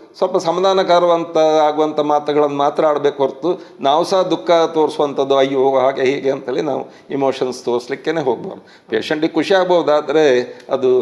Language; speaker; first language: Kannada; native; Kannada